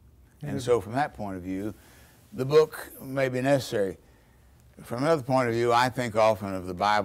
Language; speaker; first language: English; native; English